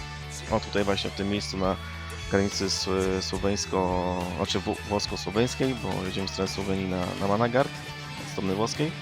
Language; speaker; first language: Polish; native; Polish